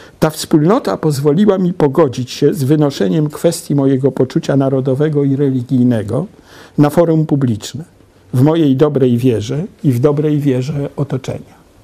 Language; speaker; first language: Polish; native; Polish